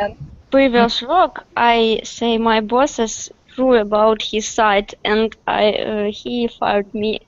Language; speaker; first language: English; non-native, learner; Russian